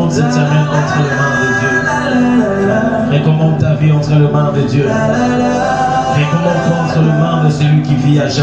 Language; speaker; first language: French; non-native, local second language; Lingala